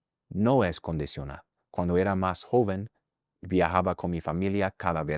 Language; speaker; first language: Spanish; non-native, fluent; English